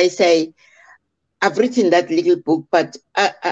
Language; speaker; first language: English; non-native, local second language; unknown